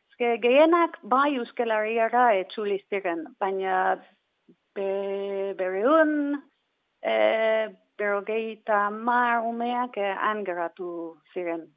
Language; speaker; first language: Basque; non-native, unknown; English